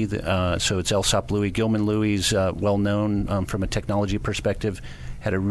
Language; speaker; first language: English; native; English